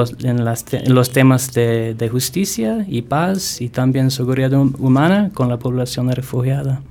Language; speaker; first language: Spanish; non-native, fluent; English